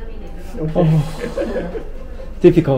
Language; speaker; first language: English; non-native, learner; Korean